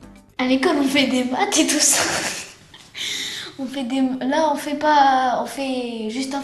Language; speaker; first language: French; non-native, learner; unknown